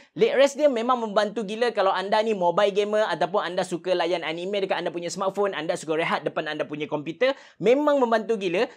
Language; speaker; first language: Malay; native; Malay